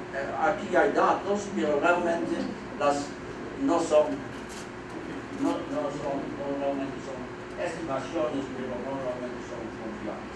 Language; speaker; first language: Spanish; non-native, fluent; Dutch